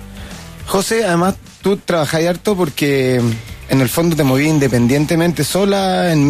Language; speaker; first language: Spanish; native; Spanish